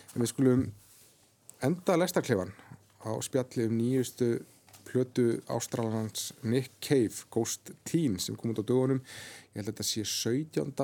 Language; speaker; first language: Icelandic; native; Icelandic